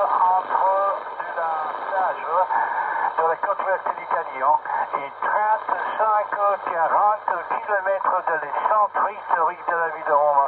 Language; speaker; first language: French; non-native, learner; Italian